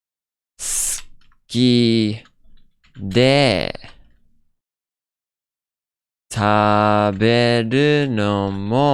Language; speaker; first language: Japanese; non-native, fluent; English